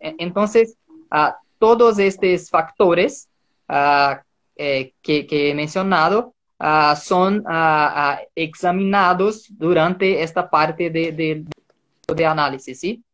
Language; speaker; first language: Spanish; non-native, fluent; Portuguese